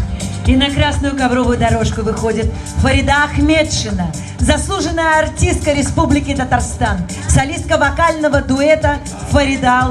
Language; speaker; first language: Russian; native; Russian